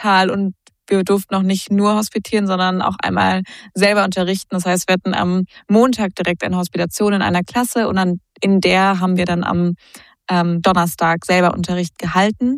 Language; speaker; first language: German; native; German